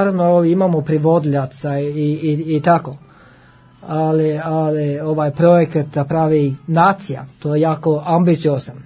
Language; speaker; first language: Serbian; non-native, learner; Norwegian